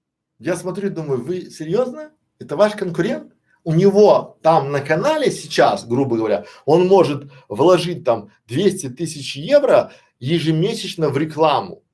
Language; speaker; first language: Russian; native; Russian